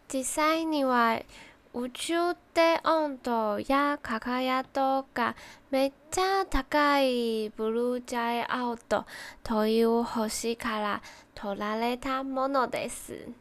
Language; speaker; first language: Japanese; non-native, learner; Chinese